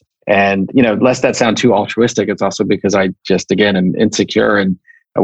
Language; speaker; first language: English; native; English